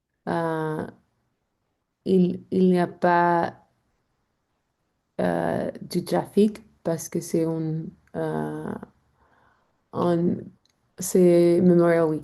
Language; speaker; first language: French; non-native, learner; English